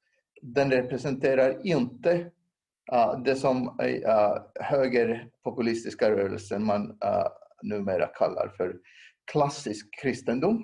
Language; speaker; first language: Swedish; non-native, local second language; Finnish